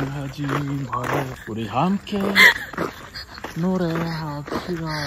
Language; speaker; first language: Korean; non-native, learner; English